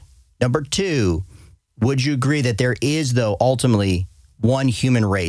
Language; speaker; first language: English; native; English